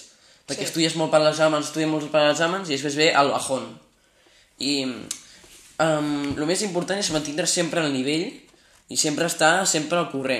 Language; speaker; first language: Catalan; non-native, local second language; Spanish